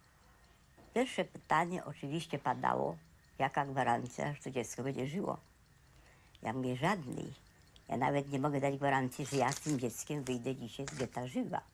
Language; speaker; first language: Polish; native; Polish